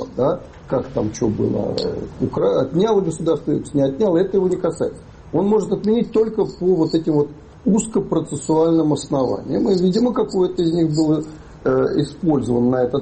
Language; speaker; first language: Russian; native; Russian